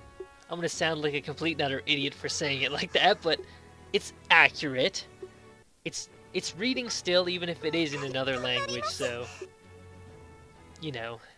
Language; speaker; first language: English; native; English